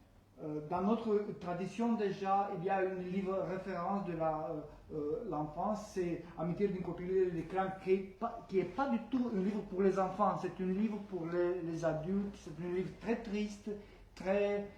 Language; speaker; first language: French; non-native, fluent; Romanian